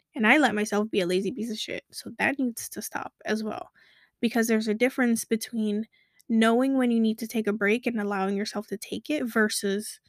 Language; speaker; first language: English; early bilingual, other home language; Kabuverdianu